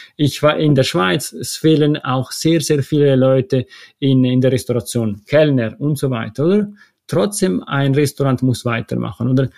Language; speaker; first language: German; non-native, local second language; Italian